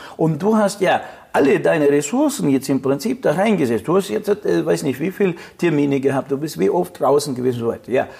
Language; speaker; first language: German; non-native, fluent; Russian